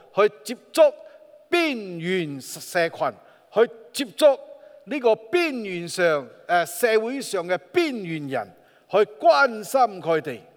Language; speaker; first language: Chinese; non-native, local second language; Min Nan Chinese